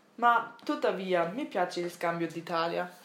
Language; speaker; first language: Italian; non-native, learner; German